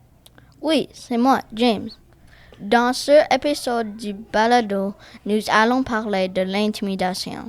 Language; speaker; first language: French; non-native, local second language; English